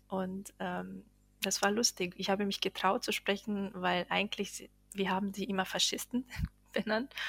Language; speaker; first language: German; non-native, fluent; Bosnian